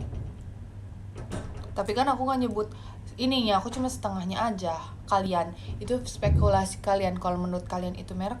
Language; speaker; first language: Indonesian; native; Indonesian